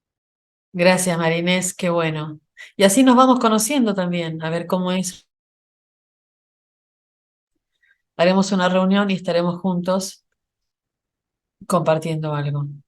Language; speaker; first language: Spanish; native; Spanish